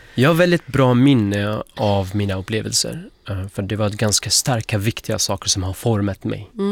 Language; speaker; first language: Swedish; non-native, fluent; Arabic